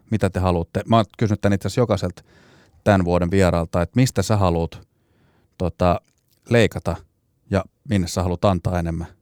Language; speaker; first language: Finnish; native; Finnish